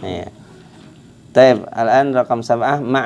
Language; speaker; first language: Arabic; non-native, fluent; Indonesian